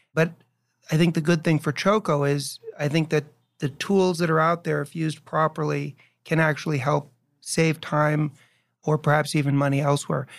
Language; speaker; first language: English; native; English